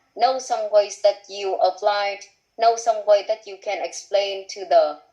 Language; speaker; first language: English; non-native, fluent; Vietnamese